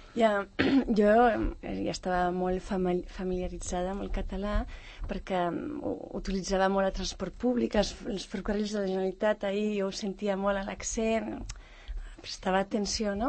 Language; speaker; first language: Catalan; non-native, local second language; French